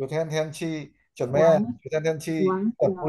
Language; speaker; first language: Chinese; non-native, learner; Vietnamese